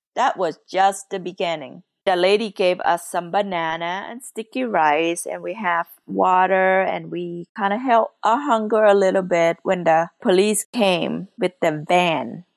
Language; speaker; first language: English; early bilingual, other home language; Lao